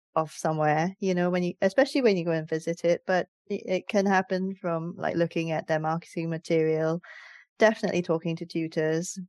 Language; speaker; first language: English; native; English